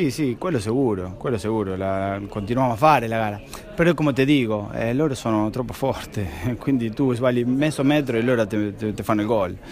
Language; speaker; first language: Italian; non-native, fluent; Spanish